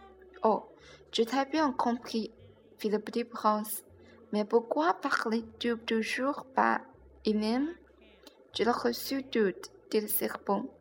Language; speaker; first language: French; non-native, learner; Chinese